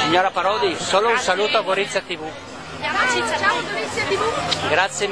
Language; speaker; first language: Italian; native; Italian